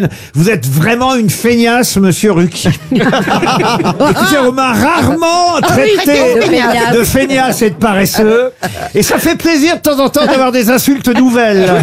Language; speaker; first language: French; native; French